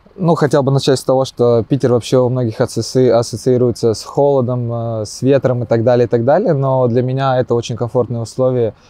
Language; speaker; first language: Russian; native; Russian